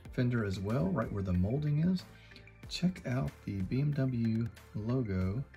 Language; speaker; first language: English; native; English